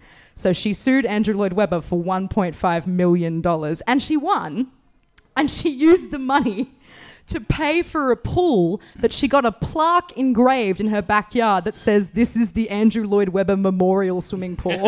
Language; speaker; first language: English; native; English